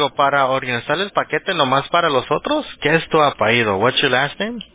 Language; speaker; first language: Spanish; early bilingual, heritage; Spanish